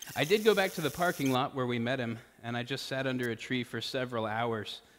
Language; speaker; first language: English; native; English